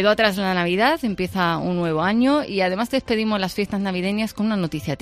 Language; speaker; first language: Spanish; native; Spanish